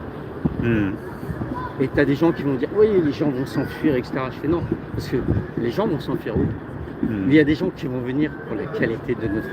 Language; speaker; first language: French; native; French